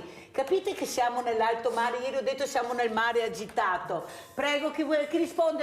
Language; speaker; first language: Italian; native; Italian